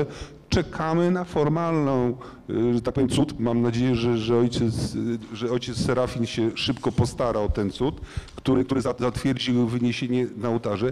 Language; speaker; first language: Polish; native; Polish